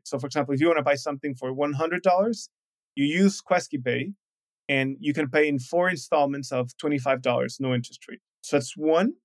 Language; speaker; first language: English; non-native, fluent; Spanish